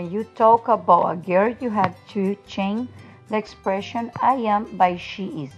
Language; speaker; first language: English; non-native, learner; Spanish